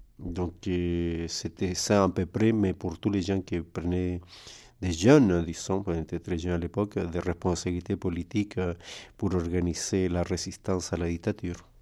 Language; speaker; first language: French; non-native, fluent; Spanish